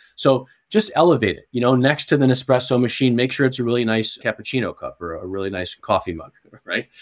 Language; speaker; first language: English; native; English